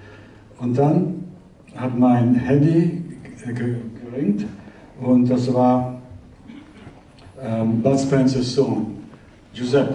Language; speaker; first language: German; early bilingual, heritage; Italian